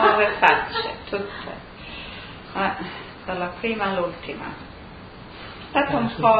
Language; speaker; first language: Italian; non-native, local second language; Friulian